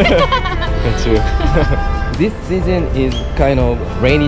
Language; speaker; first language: English; non-native, learner; Korean